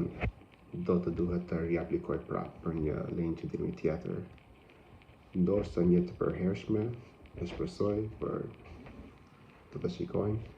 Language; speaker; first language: Albanian; non-native, learner; English